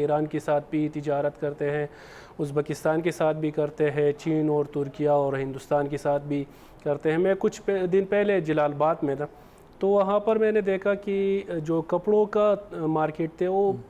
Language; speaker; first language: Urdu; non-native, fluent; Pashto